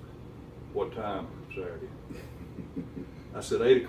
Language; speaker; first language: English; native; English